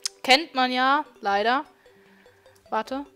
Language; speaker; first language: German; native; German